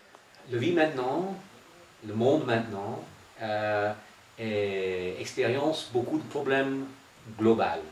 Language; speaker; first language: French; non-native, fluent; English